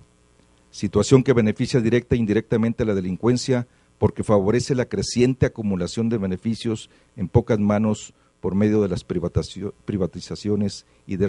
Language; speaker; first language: Spanish; native; Spanish